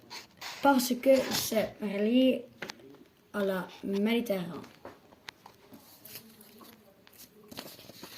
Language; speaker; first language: French; non-native, learner; Dutch